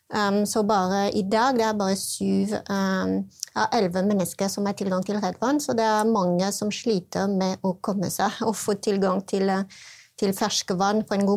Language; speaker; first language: Norwegian; non-native, fluent; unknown